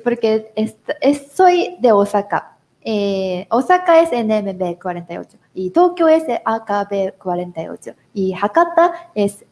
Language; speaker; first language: Spanish; non-native, learner; Japanese